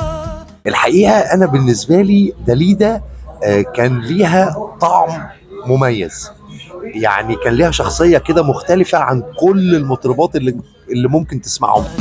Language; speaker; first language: Arabic; native; Arabic